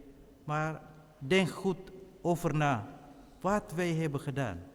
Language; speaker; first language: Dutch; non-native, fluent; Indonesian